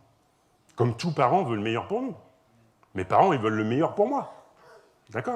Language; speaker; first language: French; native; French